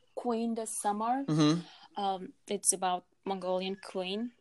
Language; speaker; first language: English; non-native, fluent; Mongolian